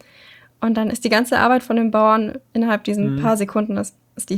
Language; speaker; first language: German; native; German